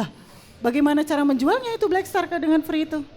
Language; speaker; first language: Indonesian; native; Indonesian